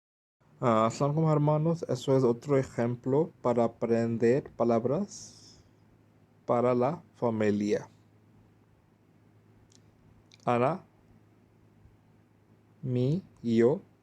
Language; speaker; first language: Spanish; non-native, learner; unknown